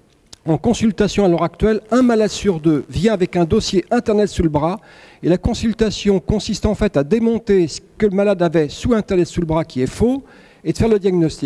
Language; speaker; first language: French; native; French